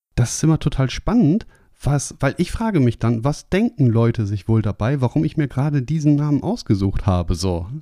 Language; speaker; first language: German; native; German